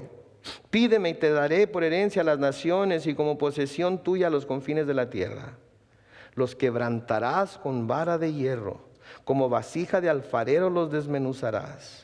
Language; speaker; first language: Spanish; native; Spanish